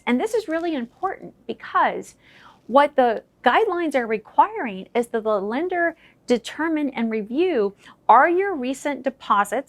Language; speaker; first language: English; native; English